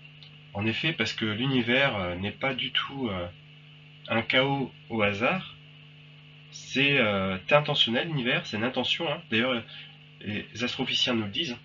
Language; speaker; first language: French; native; French